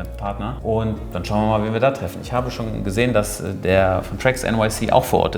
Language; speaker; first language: German; native; German